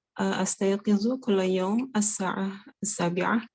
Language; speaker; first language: Arabic; non-native, learner; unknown